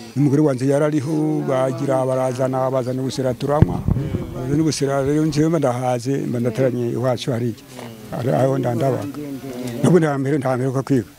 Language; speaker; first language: Kinyarwanda; native; Kinyarwanda